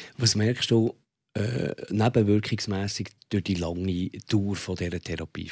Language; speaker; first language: German; native; German